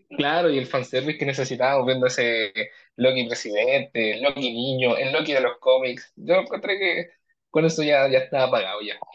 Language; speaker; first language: Spanish; native; Spanish